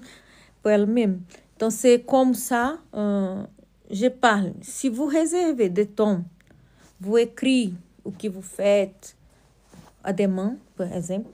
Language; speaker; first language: French; non-native, learner; Portuguese